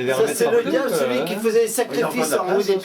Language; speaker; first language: French; native; French